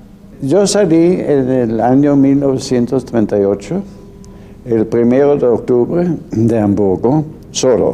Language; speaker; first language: Spanish; non-native, fluent; German